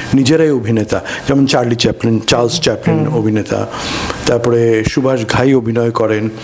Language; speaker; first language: Bangla; native; Bangla